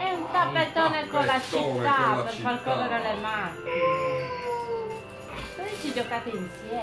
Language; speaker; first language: Italian; native; Italian